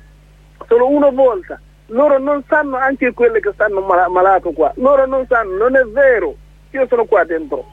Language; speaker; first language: Italian; non-native, learner; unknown